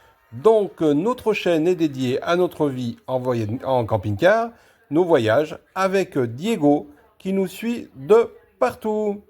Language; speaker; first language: French; native; French